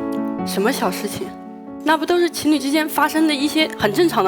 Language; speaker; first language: Chinese; native; Chinese